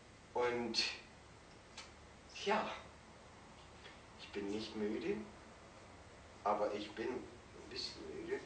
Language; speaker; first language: German; non-native, fluent; English